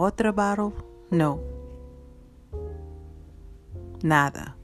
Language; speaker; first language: Spanish; non-native, learner; English